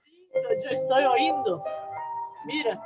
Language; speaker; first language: Spanish; non-native, learner; Portuguese